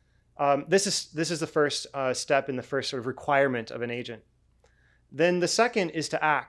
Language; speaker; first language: English; native; English